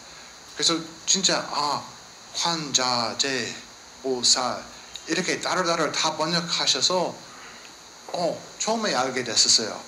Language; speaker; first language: Korean; non-native, learner; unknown